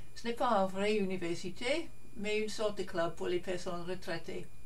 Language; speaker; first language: French; non-native, fluent; English